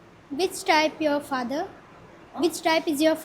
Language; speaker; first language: English; non-native, learner; Hindi